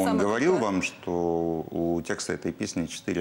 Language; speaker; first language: Russian; native; Russian